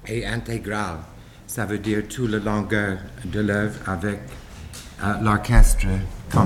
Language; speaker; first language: French; non-native, fluent; English